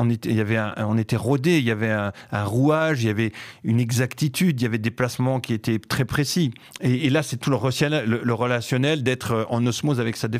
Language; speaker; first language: French; native; French